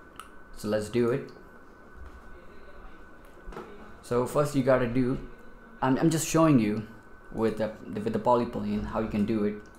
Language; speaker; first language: English; non-native, fluent; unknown